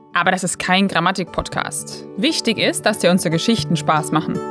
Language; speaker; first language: German; native; German